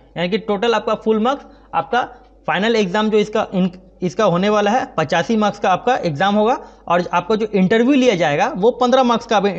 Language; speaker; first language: Hindi; non-native, local second language; Bangla